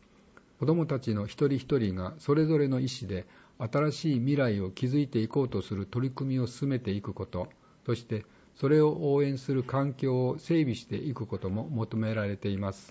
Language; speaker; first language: Japanese; native; Japanese